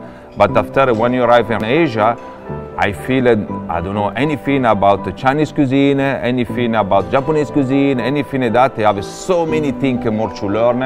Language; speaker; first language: English; non-native, learner; Italian